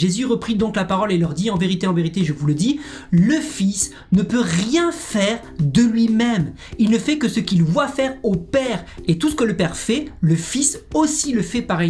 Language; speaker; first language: French; native; French